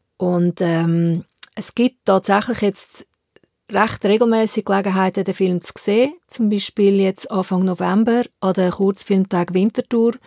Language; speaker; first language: German; native; German